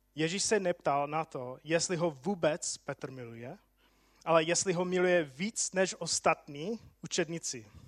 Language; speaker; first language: Czech; non-native, fluent; English